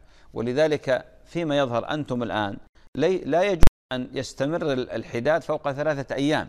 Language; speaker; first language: Arabic; native; Arabic